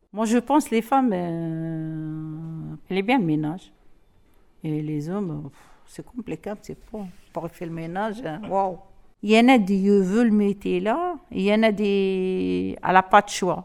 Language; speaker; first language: French; non-native, learner; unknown